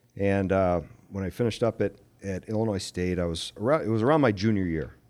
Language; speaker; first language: English; native; English